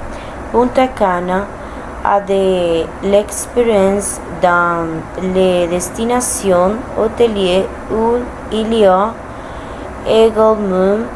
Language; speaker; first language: French; non-native, learner; Spanish